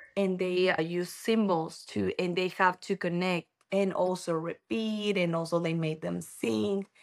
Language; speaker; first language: English; non-native, learner; Spanish